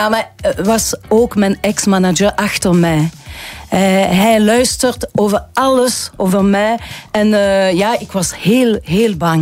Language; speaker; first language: Dutch; non-native, local second language; French